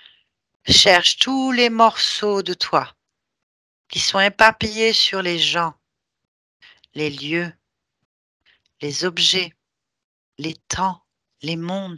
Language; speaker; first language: French; native; French